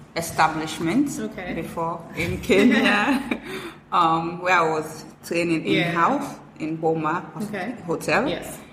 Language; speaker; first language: English; non-native, local second language; Fula